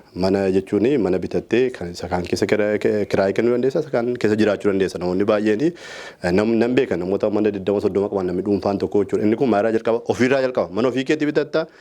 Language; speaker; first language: Oromo; native; Oromo